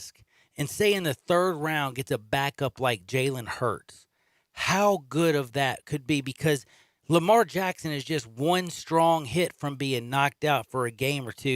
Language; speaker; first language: English; native; English